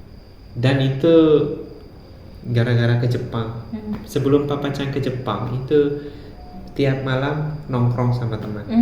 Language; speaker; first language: Indonesian; non-native, local second language; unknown